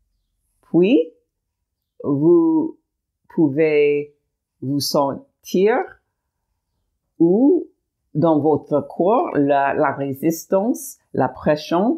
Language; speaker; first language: French; non-native, learner; English